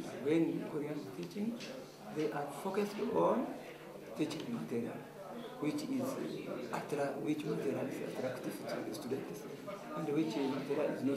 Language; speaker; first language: English; non-native, learner; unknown